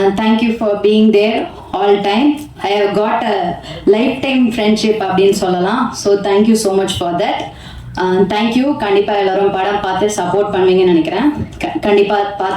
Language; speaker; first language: Tamil; non-native, learner; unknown